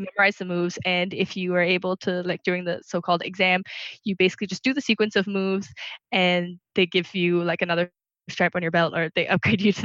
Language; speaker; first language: English; native; English